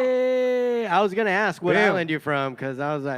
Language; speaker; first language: English; native; English